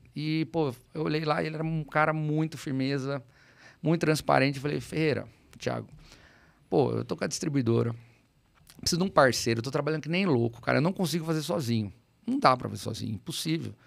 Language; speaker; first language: Portuguese; native; Portuguese